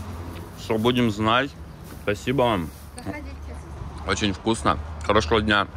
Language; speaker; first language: Russian; native; Russian